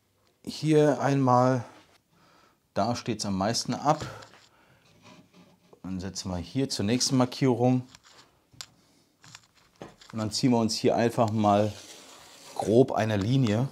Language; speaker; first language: German; native; German